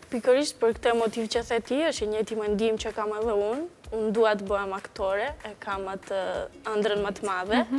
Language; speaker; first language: Albanian; early bilingual, heritage; Albanian